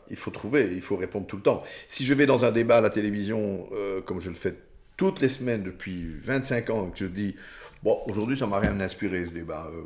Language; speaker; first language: French; native; French